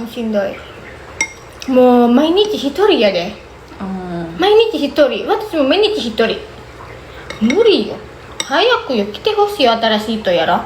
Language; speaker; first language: Japanese; non-native, learner; Indonesian